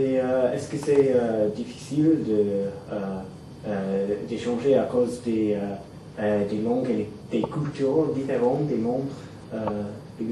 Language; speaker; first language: French; non-native, fluent; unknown